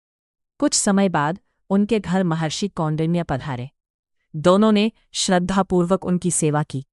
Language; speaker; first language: Hindi; native; Hindi